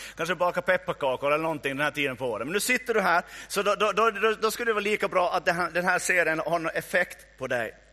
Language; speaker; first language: Swedish; native; Swedish